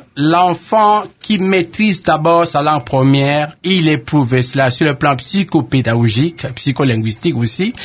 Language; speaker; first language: French; non-native, local second language; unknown